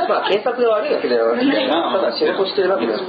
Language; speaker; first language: Japanese; non-native, fluent; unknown